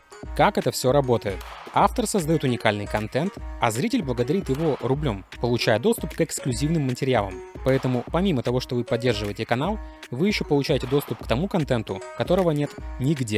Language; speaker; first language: Russian; native; Russian